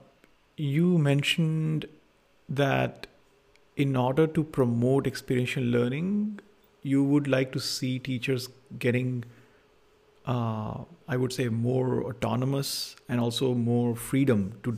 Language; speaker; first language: English; non-native, local second language; Hindi